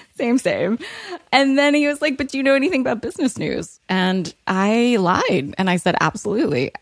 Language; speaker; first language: English; early bilingual, other home language; Hebrew